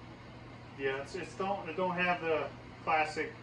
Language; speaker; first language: English; native; English